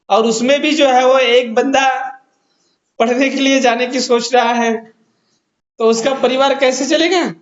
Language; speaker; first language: Hindi; non-native, local second language; Marathi